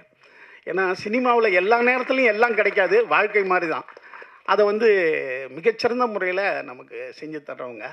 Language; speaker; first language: Tamil; native; Tamil